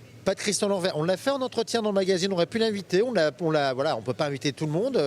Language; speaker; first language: French; native; French